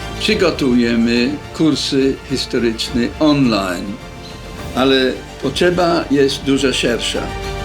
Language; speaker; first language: Polish; non-native, fluent; English